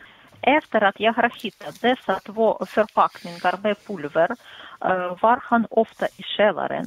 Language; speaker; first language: Swedish; non-native, fluent; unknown